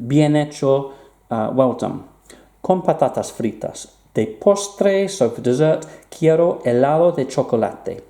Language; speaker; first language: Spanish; non-native, fluent; English